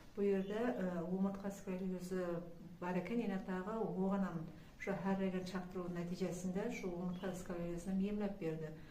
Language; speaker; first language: Uzbek; non-native, local second language; Kara-Kalpak